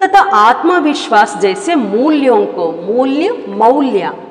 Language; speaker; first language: Hindi; non-native, local second language; Kannada